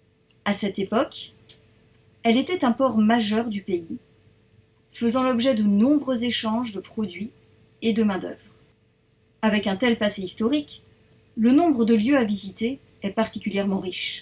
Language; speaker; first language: French; native; French